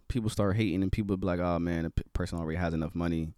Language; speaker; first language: English; native; English